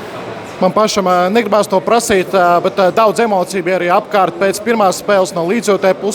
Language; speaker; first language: Latvian; native; Latvian